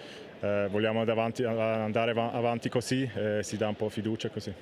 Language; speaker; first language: Italian; non-native, fluent; Swiss German